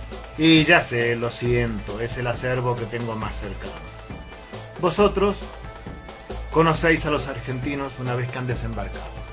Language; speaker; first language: Spanish; native; Spanish